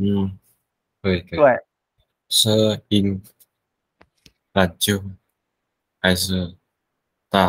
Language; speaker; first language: Chinese; non-native, learner; Vietnamese